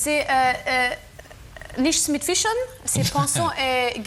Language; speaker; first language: French; non-native, learner; German